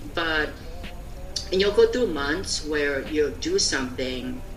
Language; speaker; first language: English; early bilingual, other home language; Korean